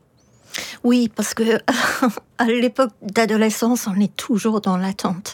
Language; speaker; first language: French; non-native, fluent; English